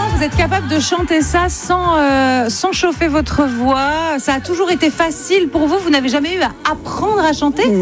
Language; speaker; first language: French; native; French